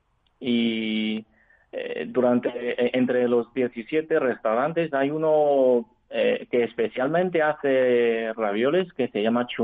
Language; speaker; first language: Spanish; non-native, fluent; Chinese